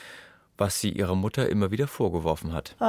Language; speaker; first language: German; native; German